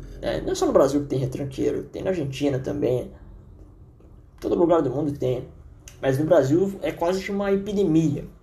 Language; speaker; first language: Portuguese; native; Portuguese